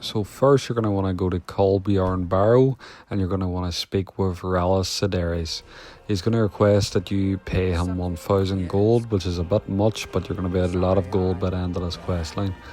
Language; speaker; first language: English; native; English